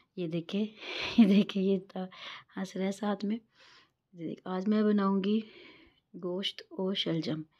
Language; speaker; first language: Urdu; non-native, local second language; Punjabi